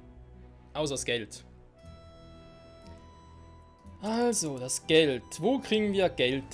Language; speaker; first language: German; native; German